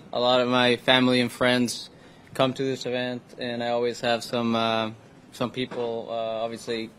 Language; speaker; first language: English; non-native, fluent; Spanish